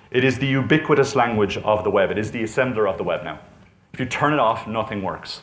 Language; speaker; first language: English; native; English